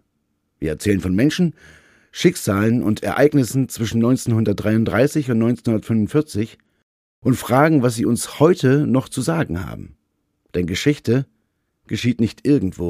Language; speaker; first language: German; native; German